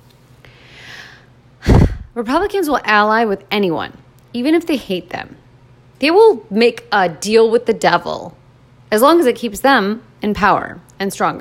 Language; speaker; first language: English; native; English